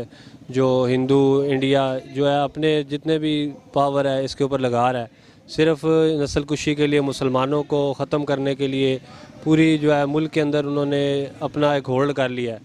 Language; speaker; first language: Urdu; non-native, local second language; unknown